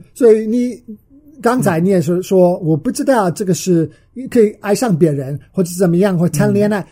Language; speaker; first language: Chinese; non-native, fluent; English